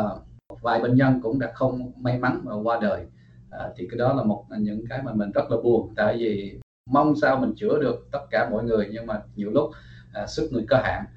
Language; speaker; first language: Vietnamese; early bilingual, heritage; Vietnamese